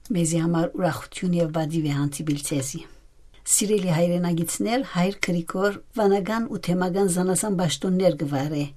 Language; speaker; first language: Armenian; early bilingual, heritage; Armenian